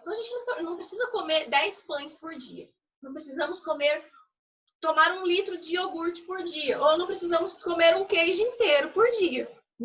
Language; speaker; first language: Portuguese; native; Portuguese